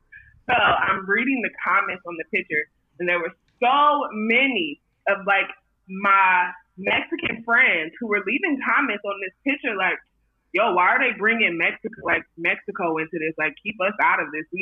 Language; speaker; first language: English; native; English